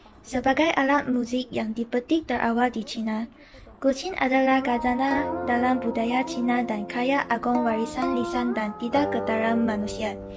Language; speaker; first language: Malay; non-native, local second language; Chinese